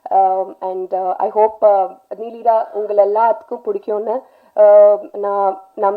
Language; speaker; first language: Tamil; non-native, learner; Telugu